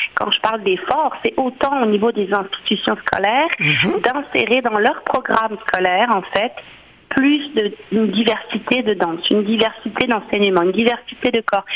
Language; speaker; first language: French; native; French